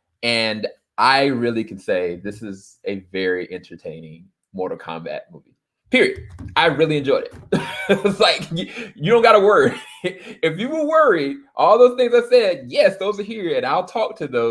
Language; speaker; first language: English; native; English